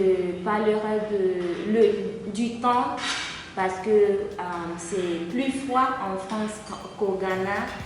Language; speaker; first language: French; non-native, fluent; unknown